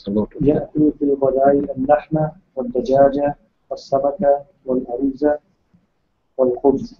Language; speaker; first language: Arabic; non-native, learner; English